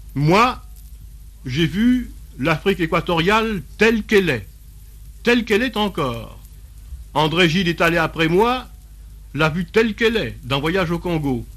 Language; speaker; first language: French; native; French